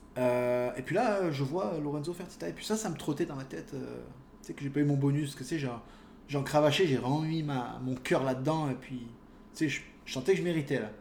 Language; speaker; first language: French; native; French